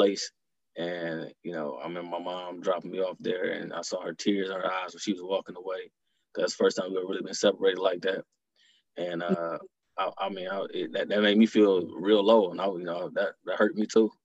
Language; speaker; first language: English; native; English